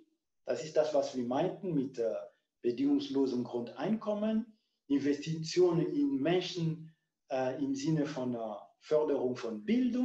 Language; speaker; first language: German; non-native, fluent; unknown